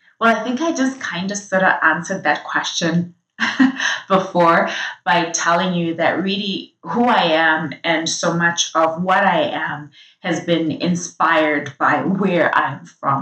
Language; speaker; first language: English; non-native, local second language; Shona